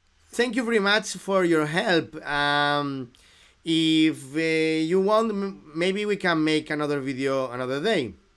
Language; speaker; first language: English; non-native, fluent; Galician